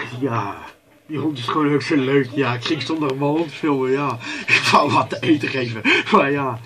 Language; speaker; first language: Dutch; native; Dutch